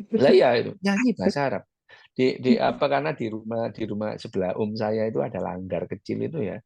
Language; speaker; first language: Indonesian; early bilingual, other home language; Arabic